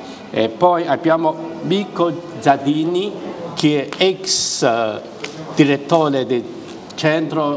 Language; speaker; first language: Italian; non-native, fluent; Chinese